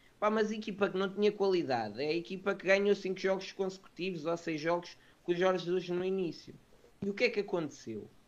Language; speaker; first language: Portuguese; native; Portuguese